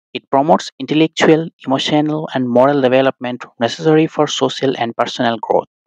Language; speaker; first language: English; non-native, local second language; Assamese